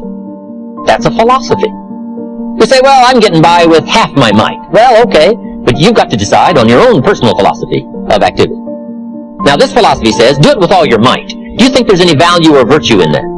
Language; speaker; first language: English; native; English